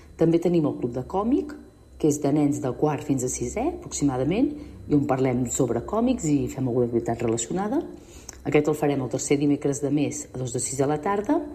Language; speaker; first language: Catalan; native; Catalan